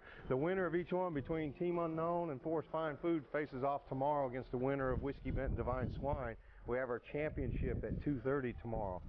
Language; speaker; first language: English; native; English